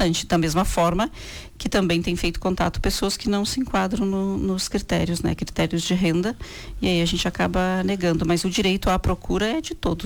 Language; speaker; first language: Portuguese; native; Portuguese